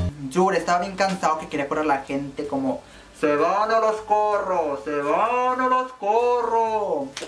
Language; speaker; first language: Spanish; early bilingual, heritage; Spanish